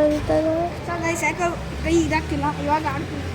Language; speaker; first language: Kannada; native; Kannada